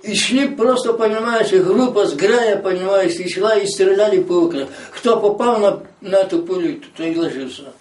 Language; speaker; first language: Russian; non-native, local second language; Ukrainian